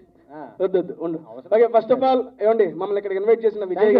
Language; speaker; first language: Telugu; native; Telugu